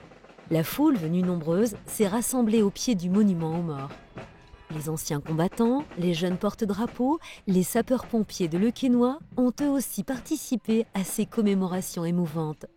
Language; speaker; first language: French; native; French